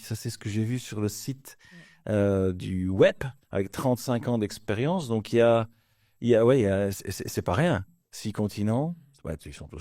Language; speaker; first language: French; native; French